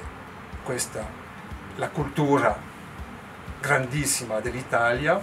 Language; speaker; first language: Italian; non-native, learner; French